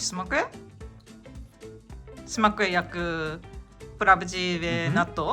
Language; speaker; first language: Polish; non-native, learner; Japanese